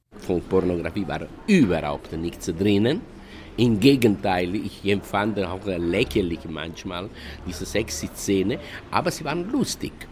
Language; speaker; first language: German; non-native, fluent; Italian